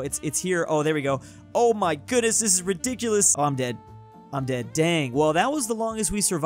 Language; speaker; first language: English; native; English